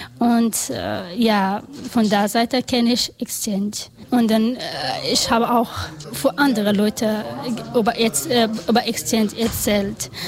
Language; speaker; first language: German; non-native, learner; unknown